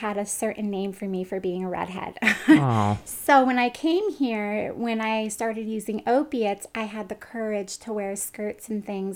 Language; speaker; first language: English; native; English